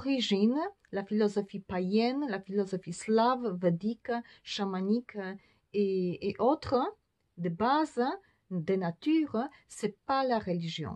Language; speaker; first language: French; non-native, fluent; Polish